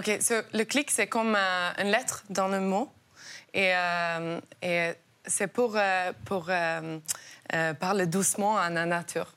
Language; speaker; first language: French; non-native, learner; Norwegian